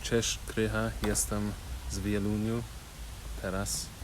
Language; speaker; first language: Polish; non-native, learner; English